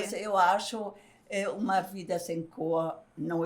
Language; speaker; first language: Portuguese; non-native, fluent; German